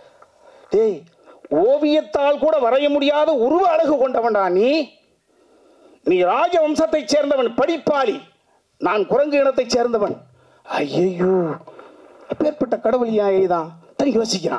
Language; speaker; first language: Tamil; native; Tamil